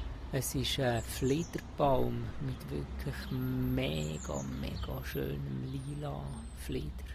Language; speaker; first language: German; native; German